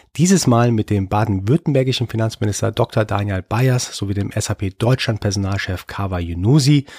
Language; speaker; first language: German; early bilingual, other home language; Persian